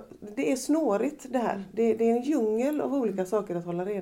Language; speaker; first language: Swedish; native; Swedish